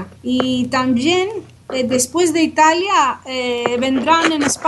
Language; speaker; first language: Spanish; non-native, fluent; Greek